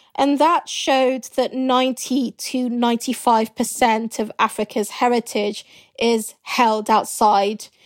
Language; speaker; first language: English; early bilingual, other home language; Yoruba